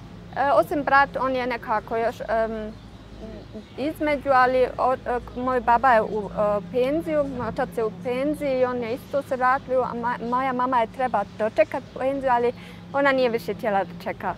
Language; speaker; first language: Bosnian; early bilingual, heritage; Bosnian